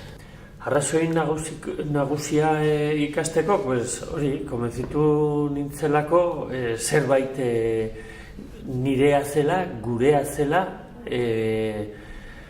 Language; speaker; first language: Basque; non-native, local second language; Spanish